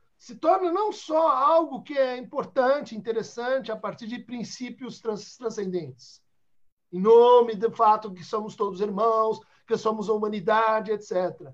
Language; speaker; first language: Portuguese; native; Portuguese